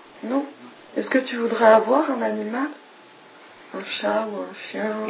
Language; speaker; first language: French; non-native, fluent; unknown